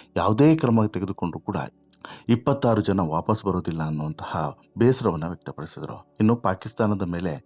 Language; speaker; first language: Kannada; native; Kannada